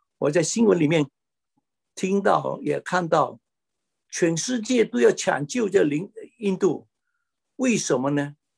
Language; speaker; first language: Chinese; native; Chinese